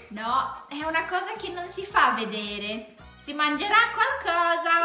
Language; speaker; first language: Italian; native; Italian